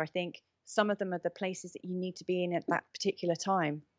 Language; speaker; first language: English; native; English